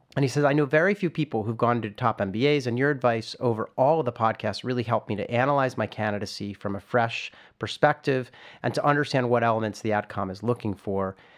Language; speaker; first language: English; native; English